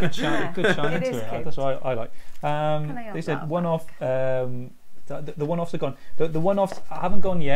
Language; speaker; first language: English; native; English